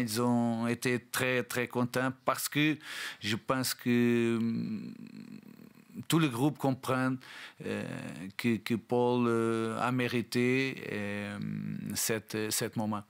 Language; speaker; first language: French; non-native, learner; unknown